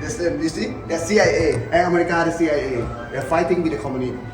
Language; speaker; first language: English; non-native, learner; Thai